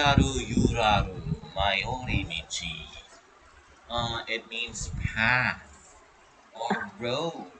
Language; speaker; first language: English; non-native, local second language; Filipino